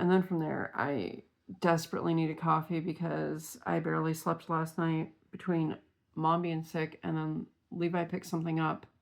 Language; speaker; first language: English; native; English